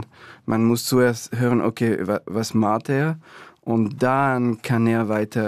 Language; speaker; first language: German; non-native, learner; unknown